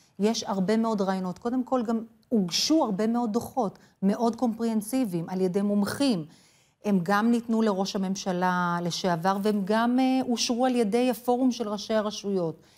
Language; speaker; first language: Hebrew; non-native, fluent; English